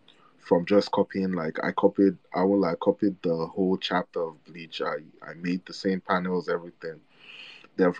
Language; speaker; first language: English; non-native, local second language; Igbo